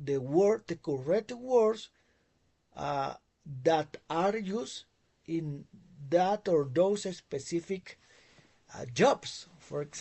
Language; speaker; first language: English; non-native, fluent; Spanish